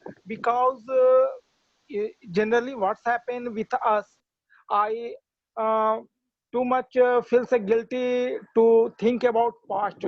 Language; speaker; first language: English; non-native, learner; Hindi